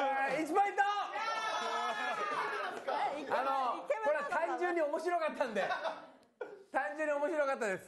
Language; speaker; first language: Japanese; native; Japanese